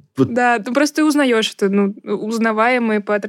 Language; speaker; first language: Russian; native; Russian